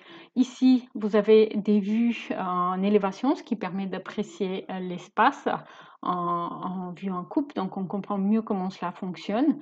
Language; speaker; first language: French; native; French